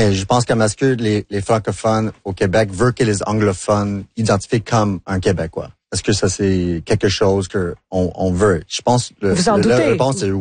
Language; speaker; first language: French; non-native, local second language; English